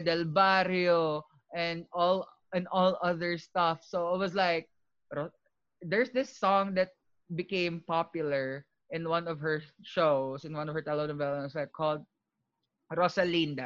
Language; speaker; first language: English; non-native, local second language; Filipino